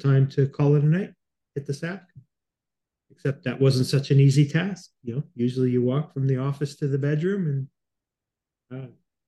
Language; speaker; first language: English; native; English